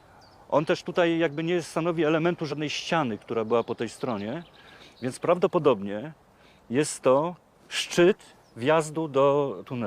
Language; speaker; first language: Polish; native; Polish